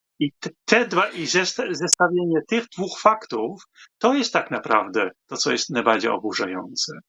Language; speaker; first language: Polish; non-native, fluent; Dutch